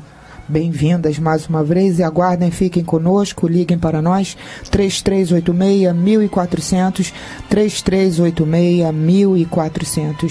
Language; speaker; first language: Portuguese; native; Portuguese